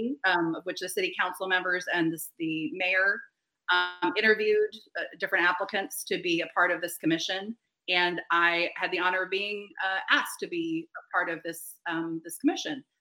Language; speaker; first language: English; native; English